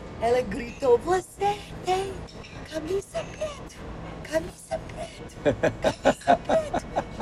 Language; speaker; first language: Portuguese; non-native, learner; English